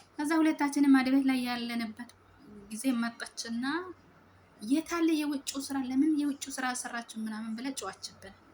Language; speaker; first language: Amharic; native; Amharic